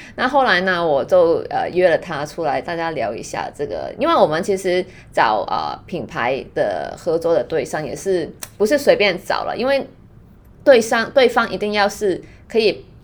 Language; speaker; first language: Chinese; non-native, fluent; Cantonese